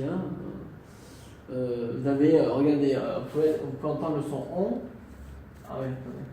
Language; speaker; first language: French; non-native, fluent; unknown